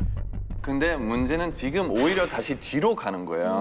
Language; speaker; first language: Korean; non-native, fluent; German